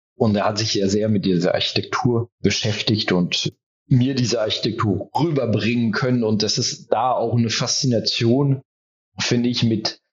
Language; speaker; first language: German; early bilingual, heritage; French